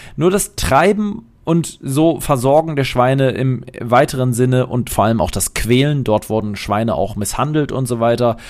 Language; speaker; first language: German; non-native, fluent; Polish